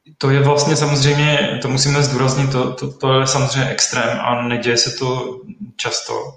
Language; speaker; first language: Czech; native; Czech